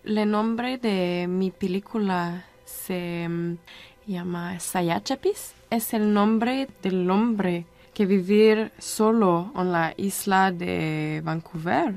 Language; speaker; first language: Spanish; non-native, learner; French